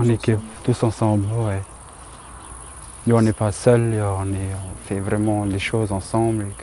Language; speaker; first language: French; non-native, local second language; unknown